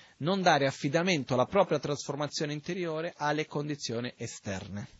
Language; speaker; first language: Italian; non-native, fluent; Portuguese